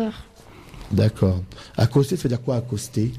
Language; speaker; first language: French; native; French